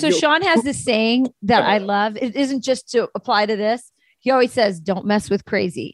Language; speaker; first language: English; native; English